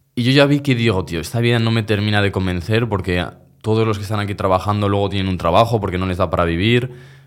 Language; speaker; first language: Spanish; native; Spanish